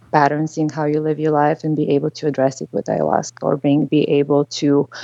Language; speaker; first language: English; non-native, fluent; Bulgarian